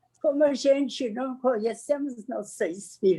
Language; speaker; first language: Portuguese; non-native, learner; Persian